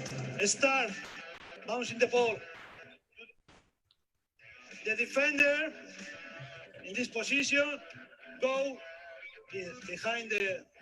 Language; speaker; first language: English; non-native, learner; Spanish